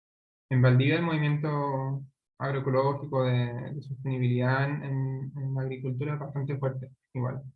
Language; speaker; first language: Spanish; native; Spanish